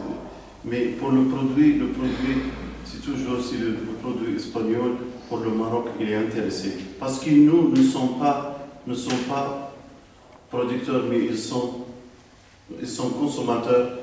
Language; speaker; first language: French; non-native, local second language; Arabic